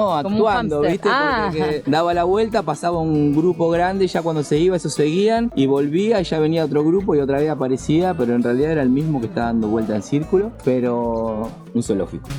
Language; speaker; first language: Spanish; native; Spanish